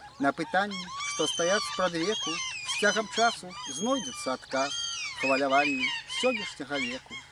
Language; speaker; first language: Belarusian; native; Belarusian